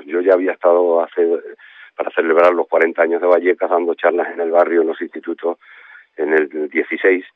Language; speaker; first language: Spanish; native; Spanish